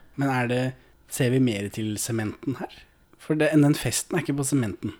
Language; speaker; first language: Norwegian; native; Norwegian